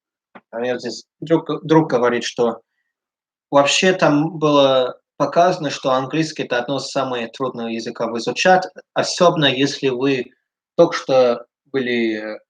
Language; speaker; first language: Russian; early bilingual, heritage; English